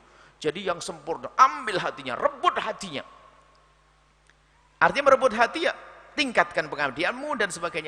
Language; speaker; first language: Indonesian; native; Indonesian